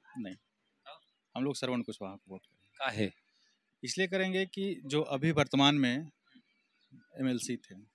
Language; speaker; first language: Hindi; native; Hindi